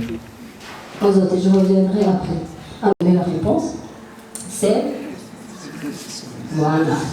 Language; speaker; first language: French; non-native, local second language; Rundi